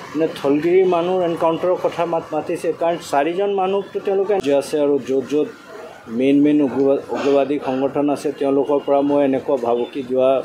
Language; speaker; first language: Assamese; non-native, fluent; Hindi